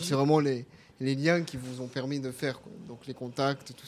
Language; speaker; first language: French; native; French